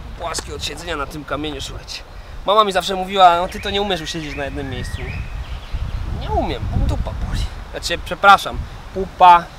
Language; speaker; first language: Polish; native; Polish